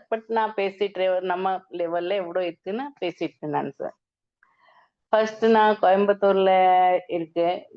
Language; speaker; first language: Tamil; non-native, learner; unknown